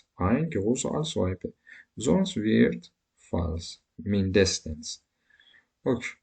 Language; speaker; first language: German; non-native, learner; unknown